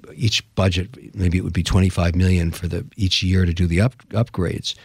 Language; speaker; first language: English; native; English